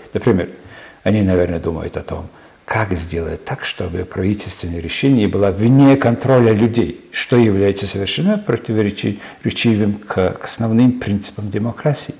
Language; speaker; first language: Russian; non-native, fluent; Mongolian